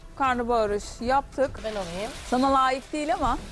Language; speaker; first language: Turkish; native; Turkish